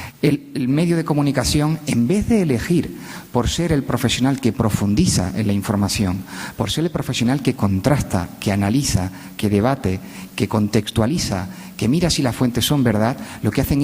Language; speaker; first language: Spanish; native; Spanish